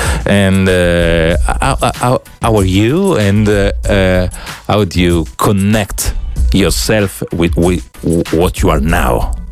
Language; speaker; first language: English; non-native, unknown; Italian